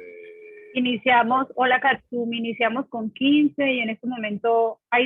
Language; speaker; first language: Spanish; native; Spanish